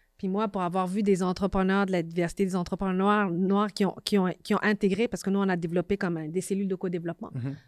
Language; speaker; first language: French; native; French